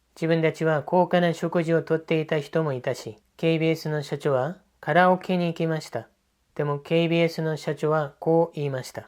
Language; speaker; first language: Japanese; non-native, fluent; Korean